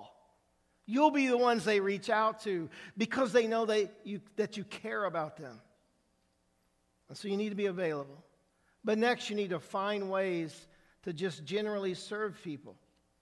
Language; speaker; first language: English; native; English